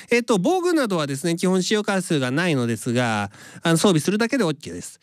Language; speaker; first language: Japanese; native; Japanese